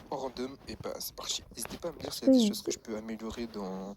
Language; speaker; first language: French; native; French